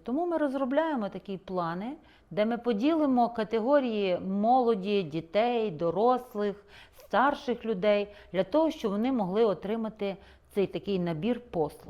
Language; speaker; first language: Ukrainian; native; Ukrainian